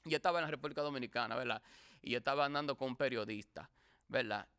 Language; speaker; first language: Spanish; early bilingual, heritage; Spanish